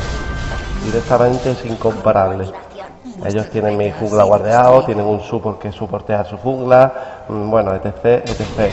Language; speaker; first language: Spanish; native; Spanish